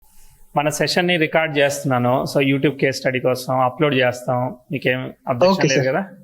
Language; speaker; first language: Telugu; native; Telugu